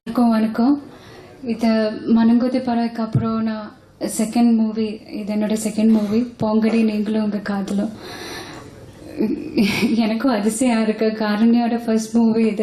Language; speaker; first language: Tamil; non-native, local second language; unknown